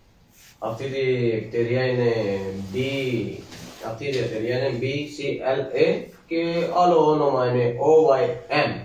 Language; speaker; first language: Greek; non-native, learner; Punjabi